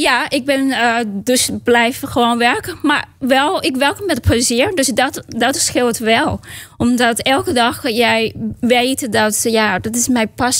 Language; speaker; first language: Dutch; non-native, fluent; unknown